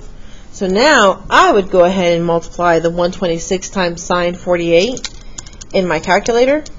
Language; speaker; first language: English; native; English